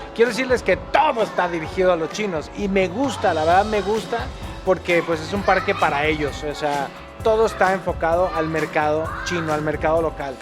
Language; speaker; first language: Spanish; native; Spanish